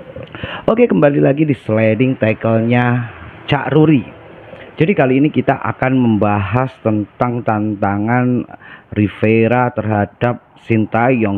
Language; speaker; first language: Indonesian; native; Indonesian